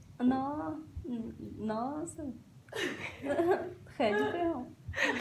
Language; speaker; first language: French; non-native, learner; Portuguese